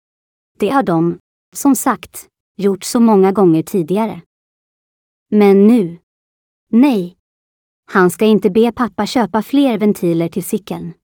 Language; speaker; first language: Swedish; native; Swedish